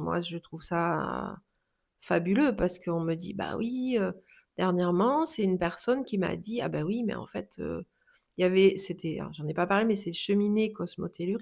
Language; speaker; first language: French; native; French